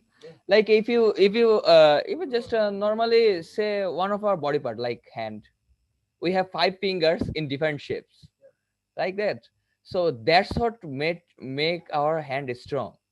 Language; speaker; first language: English; non-native, local second language; Bangla